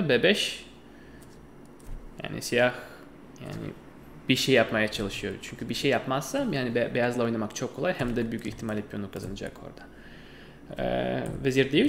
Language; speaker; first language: Turkish; non-native, fluent; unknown